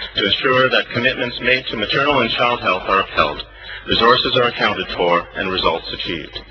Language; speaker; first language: English; native; English